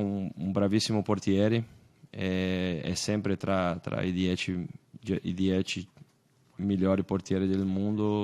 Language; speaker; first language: Italian; non-native, fluent; Portuguese